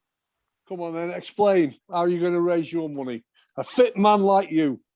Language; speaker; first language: English; native; English